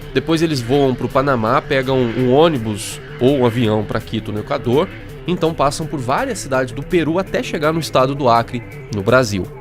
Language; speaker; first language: Portuguese; native; Portuguese